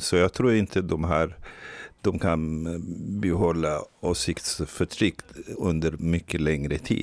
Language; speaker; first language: Swedish; non-native, fluent; Tigrinya